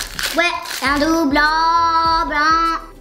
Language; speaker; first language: French; native; French